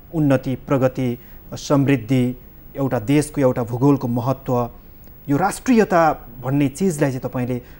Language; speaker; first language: Nepali; native; Nepali